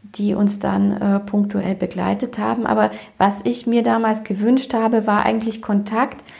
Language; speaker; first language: German; early bilingual, other home language; Romanian